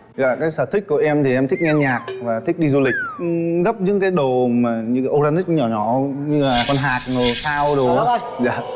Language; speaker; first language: Vietnamese; native; Vietnamese